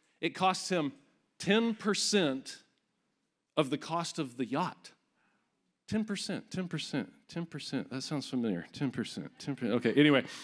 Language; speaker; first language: English; native; English